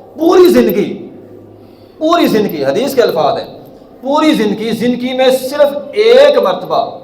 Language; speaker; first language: Urdu; non-native, local second language; Punjabi